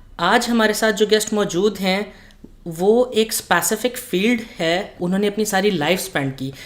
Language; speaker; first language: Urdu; native; Urdu